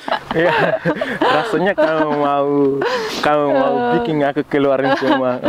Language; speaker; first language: Indonesian; non-native, local second language; Tetum